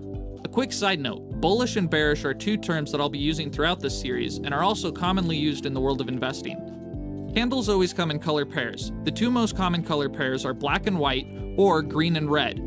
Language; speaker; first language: English; native; English